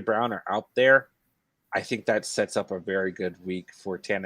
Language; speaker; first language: English; native; English